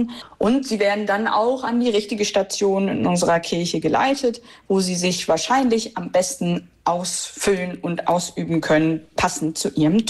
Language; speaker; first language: German; native; German